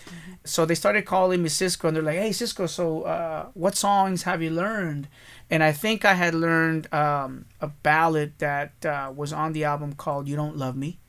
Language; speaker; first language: English; early bilingual, other home language; Spanish